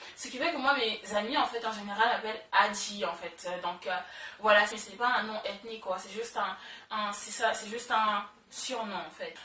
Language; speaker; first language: French; early bilingual, other home language; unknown